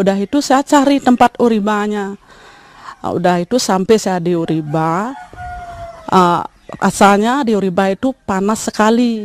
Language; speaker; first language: Indonesian; non-native, local second language; Balinese